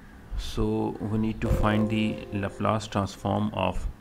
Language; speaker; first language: English; non-native, local second language; Urdu